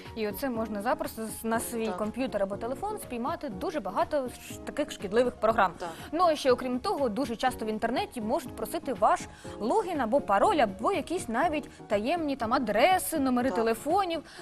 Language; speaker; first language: Ukrainian; native; Ukrainian